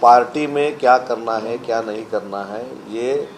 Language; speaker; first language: Hindi; non-native, local second language; Marathi